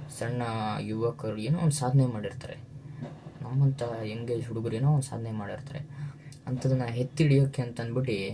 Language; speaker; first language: Kannada; native; Kannada